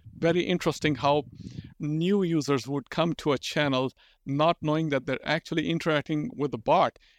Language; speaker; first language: English; non-native, local second language; Urdu